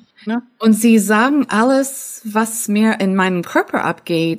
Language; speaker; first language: German; non-native, fluent; English